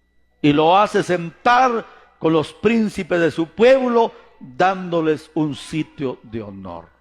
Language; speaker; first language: Spanish; native; Spanish